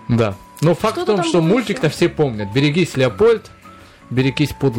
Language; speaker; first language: Russian; native; Russian